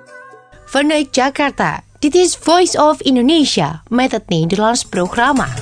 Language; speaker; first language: Dutch; non-native, fluent; Indonesian